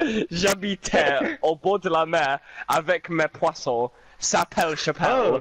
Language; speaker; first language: French; non-native, learner; English